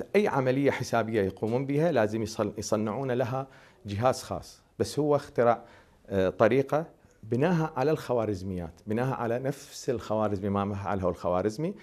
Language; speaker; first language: Arabic; native; Arabic